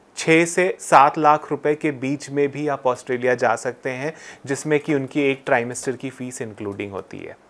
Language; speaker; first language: Hindi; native; Hindi